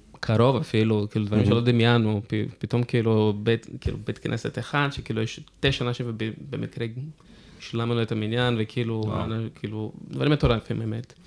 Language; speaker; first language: Hebrew; non-native, fluent; Portuguese